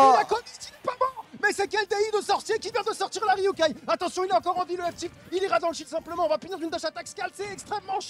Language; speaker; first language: French; native; French